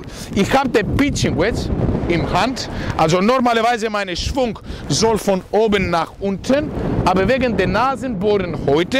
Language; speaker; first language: German; non-native, learner; Greek